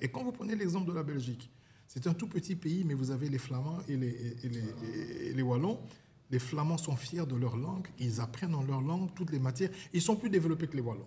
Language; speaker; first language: French; non-native, local second language; Lingala